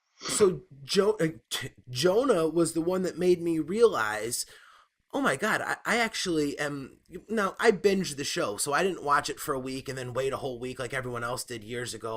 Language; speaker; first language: English; native; English